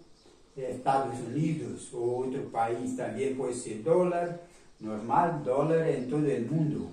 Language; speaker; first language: Spanish; non-native, learner; Portuguese